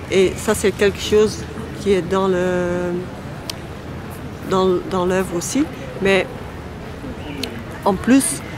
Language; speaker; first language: French; non-native, local second language; Dutch